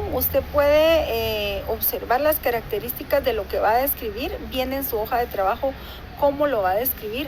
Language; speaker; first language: Spanish; native; Spanish